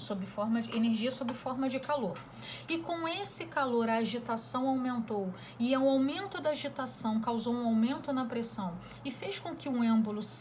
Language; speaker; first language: Portuguese; native; Portuguese